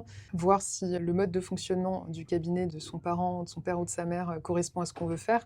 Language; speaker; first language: French; native; French